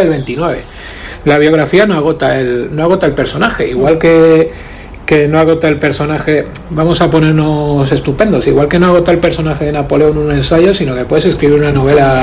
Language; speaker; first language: Spanish; native; Spanish